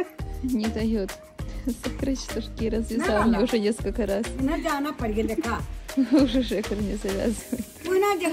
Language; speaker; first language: Russian; native; Russian